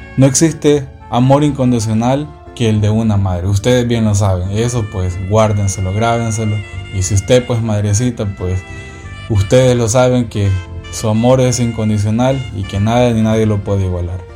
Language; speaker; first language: Spanish; native; Spanish